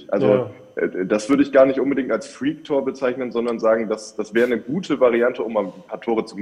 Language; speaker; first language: German; native; German